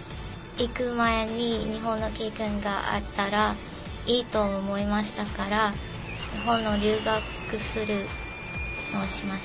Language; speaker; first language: Japanese; non-native, learner; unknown